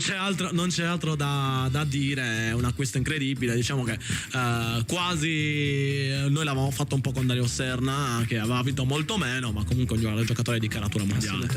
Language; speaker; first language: Italian; native; Italian